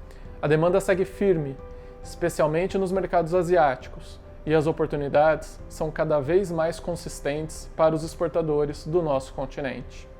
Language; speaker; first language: Portuguese; native; Portuguese